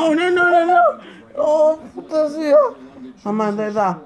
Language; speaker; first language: Spanish; early bilingual, heritage; Spanish